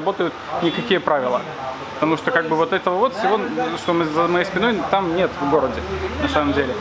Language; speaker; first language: Russian; native; Russian